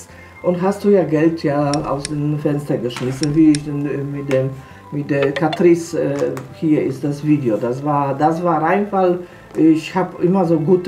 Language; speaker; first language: German; non-native, fluent; Polish